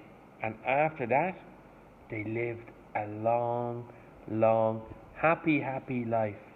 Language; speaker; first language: English; native; English